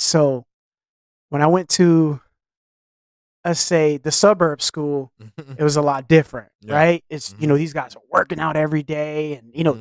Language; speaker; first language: English; native; English